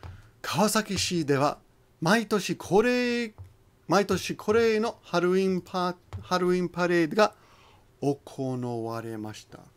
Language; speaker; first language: Japanese; non-native, fluent; English